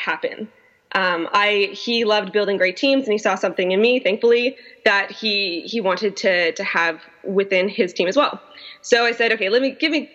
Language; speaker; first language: English; native; English